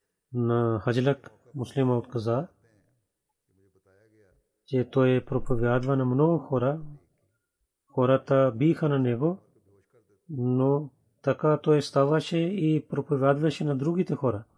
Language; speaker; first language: Bulgarian; non-native, learner; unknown